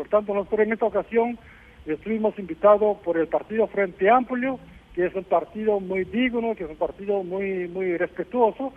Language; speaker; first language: Spanish; non-native, fluent; Korean